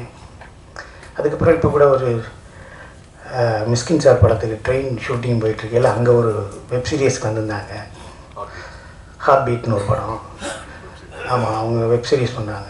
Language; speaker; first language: Tamil; native; Tamil